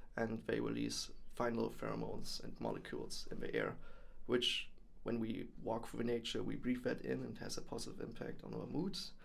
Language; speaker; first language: English; non-native, fluent; German